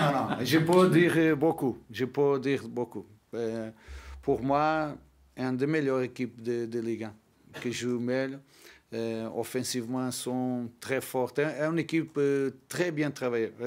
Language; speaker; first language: French; non-native, learner; Portuguese